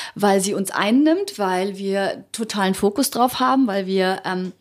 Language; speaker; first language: German; early bilingual, other home language; Croatian